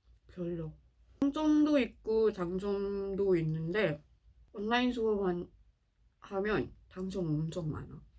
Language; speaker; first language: Korean; non-native, learner; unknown